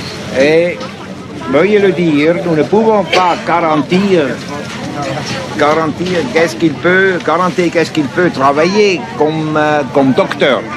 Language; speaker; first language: French; non-native, fluent; Swiss German